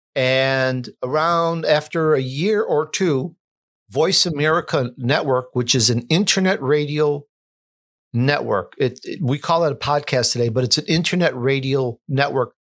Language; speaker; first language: English; native; English